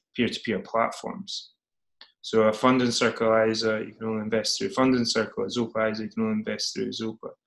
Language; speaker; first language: English; native; English